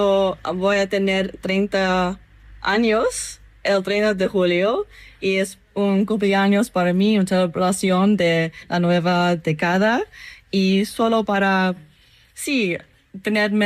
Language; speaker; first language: Spanish; non-native, learner; English